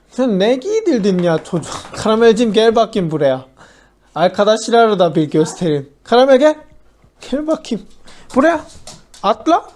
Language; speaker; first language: Turkish; non-native, fluent; Korean